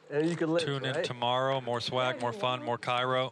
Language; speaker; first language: English; native; English